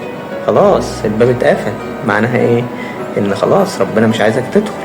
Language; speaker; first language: Arabic; native; Arabic